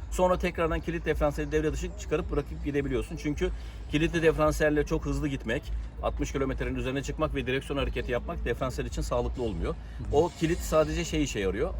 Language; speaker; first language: Turkish; early bilingual, heritage; Turkish